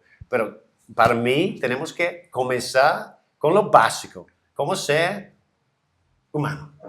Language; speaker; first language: Portuguese; non-native, learner; English